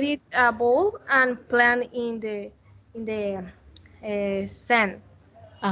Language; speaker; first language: English; non-native, learner; Spanish